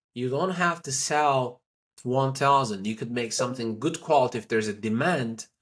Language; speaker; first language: English; non-native, fluent; Turkish